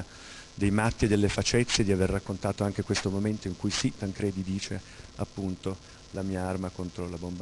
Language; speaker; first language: Italian; native; Italian